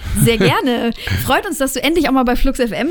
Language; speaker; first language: German; native; German